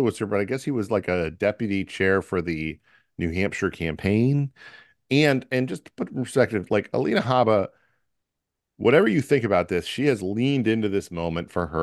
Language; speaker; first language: English; native; English